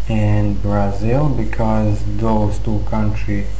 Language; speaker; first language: English; non-native, fluent; Serbian